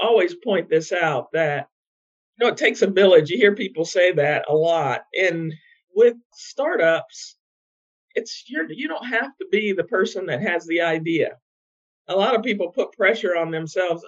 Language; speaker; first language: English; native; English